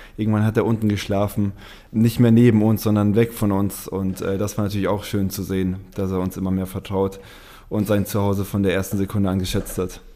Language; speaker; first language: German; native; German